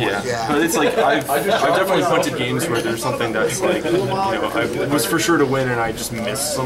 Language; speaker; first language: English; native; English